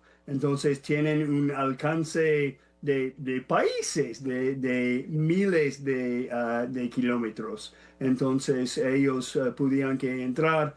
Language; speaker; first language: Spanish; non-native, fluent; English